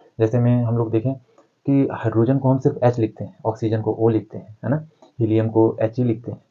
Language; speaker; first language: Hindi; native; Hindi